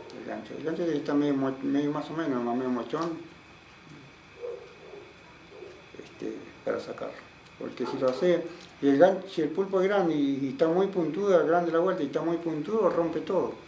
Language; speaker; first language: Spanish; native; Spanish